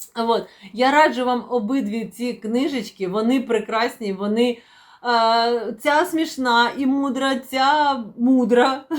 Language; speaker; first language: Ukrainian; non-native, local second language; Russian